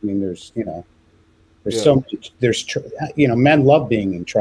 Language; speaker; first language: English; native; English